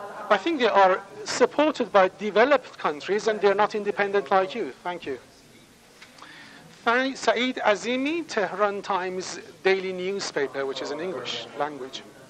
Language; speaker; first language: English; non-native, fluent; Persian